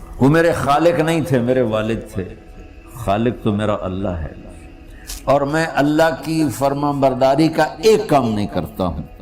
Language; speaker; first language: Urdu; non-native, local second language; Punjabi